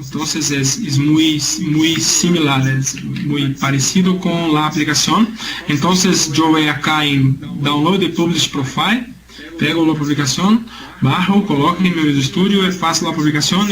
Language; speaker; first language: Spanish; non-native, learner; Portuguese